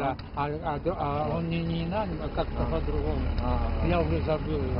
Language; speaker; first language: Russian; native; Russian